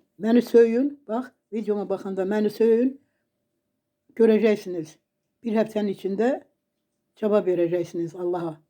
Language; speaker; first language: Azerbaijani; native; Azerbaijani